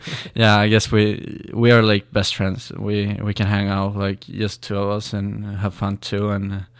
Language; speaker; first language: English; non-native, learner; Swedish